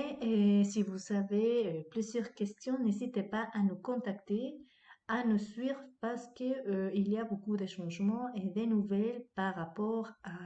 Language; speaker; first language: French; non-native, fluent; Spanish